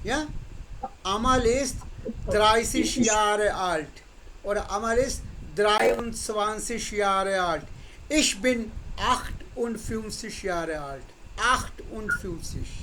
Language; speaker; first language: German; non-native, fluent; Hindi